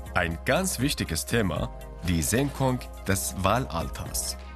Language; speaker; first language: German; non-native, fluent; Arabic